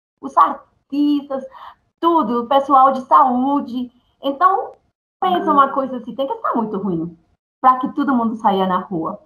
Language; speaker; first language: Portuguese; non-native, fluent; Spanish